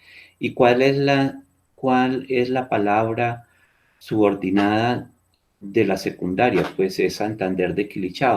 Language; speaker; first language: Spanish; native; Spanish